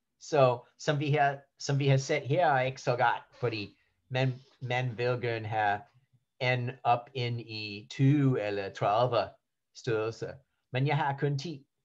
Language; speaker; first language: Danish; non-native, learner; English